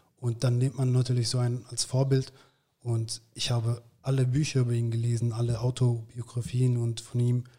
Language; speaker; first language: German; early bilingual, other home language; Turkish